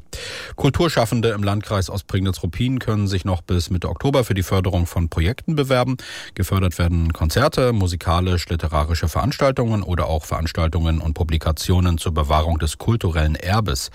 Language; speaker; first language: German; native; German